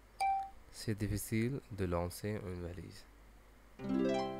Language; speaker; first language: French; non-native, learner; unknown